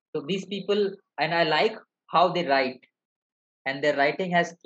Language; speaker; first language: English; non-native, local second language; Malayalam